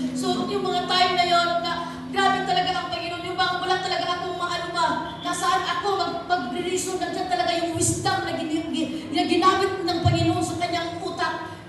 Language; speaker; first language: Filipino; non-native, local second language; Cebuano